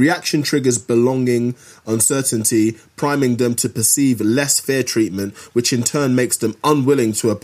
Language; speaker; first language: English; native; English